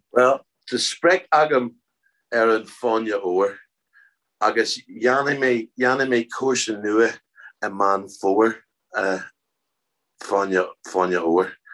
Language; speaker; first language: Irish; non-native, local second language; English